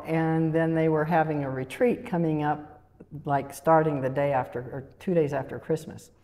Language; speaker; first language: English; native; English